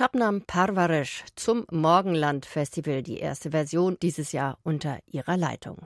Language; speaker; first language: German; native; German